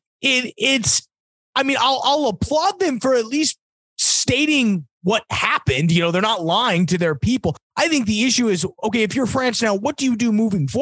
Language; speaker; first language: English; native; English